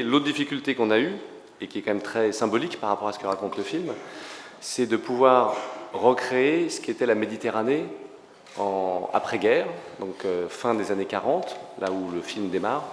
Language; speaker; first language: French; native; French